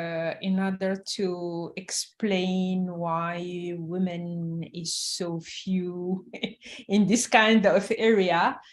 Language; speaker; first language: English; non-native, fluent; French